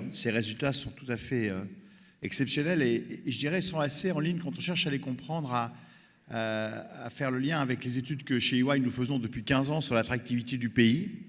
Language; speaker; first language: French; native; French